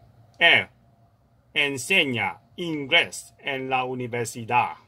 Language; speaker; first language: Spanish; non-native, learner; Cantonese